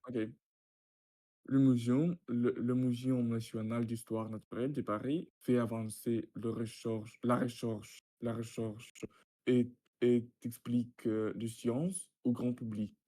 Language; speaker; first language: French; non-native, learner; Russian